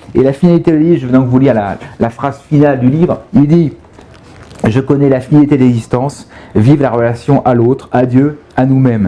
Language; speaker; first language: French; native; French